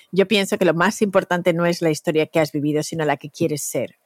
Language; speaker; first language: Spanish; native; Spanish